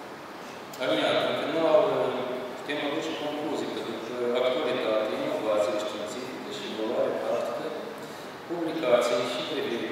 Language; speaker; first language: Romanian; native; Romanian